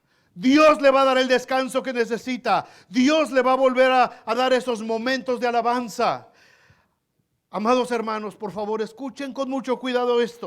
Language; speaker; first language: Spanish; native; Spanish